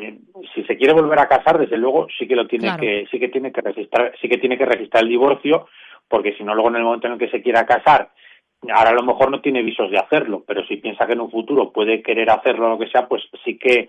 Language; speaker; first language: Spanish; native; Spanish